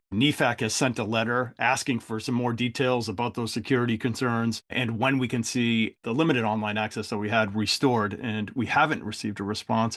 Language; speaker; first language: English; native; English